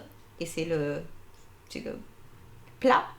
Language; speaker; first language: French; non-native, fluent; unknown